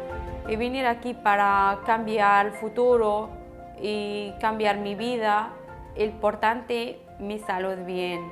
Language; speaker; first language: Spanish; non-native, learner; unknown